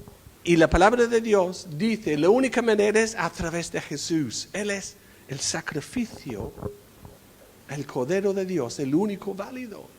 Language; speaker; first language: Spanish; non-native, fluent; English